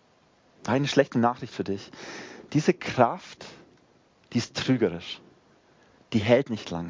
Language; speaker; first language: German; native; German